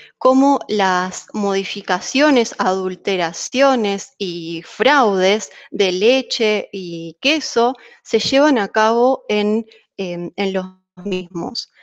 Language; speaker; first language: Spanish; native; Spanish